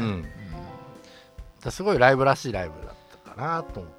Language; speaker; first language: Japanese; native; Japanese